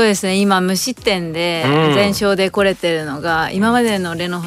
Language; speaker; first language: Japanese; native; Japanese